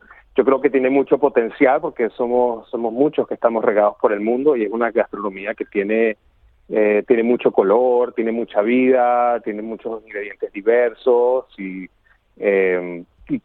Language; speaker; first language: Spanish; native; Spanish